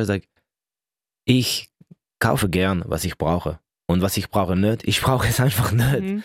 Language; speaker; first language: German; non-native, local second language; French